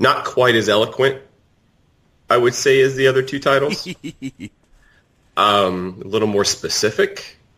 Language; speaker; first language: English; native; English